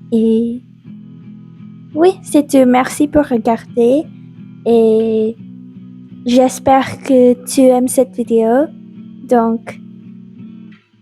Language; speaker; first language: French; non-native, learner; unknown